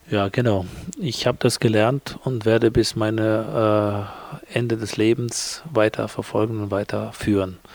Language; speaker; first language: German; non-native, fluent; Albanian